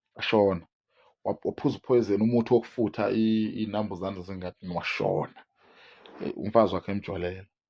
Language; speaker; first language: Zulu; non-native, local second language; Swati